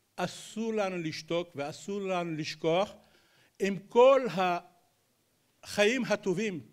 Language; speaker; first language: Hebrew; non-native, local second language; Adyghe